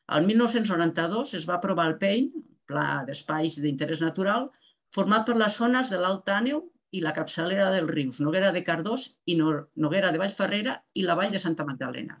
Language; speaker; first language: Catalan; non-native, local second language; Spanish